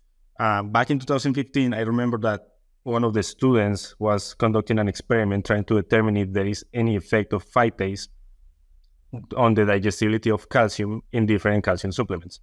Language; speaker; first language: English; non-native, fluent; Spanish